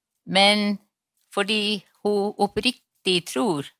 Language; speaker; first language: Norwegian; non-native, local second language; Northern Sami